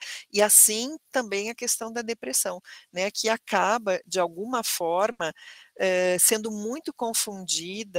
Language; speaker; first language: Portuguese; native; Portuguese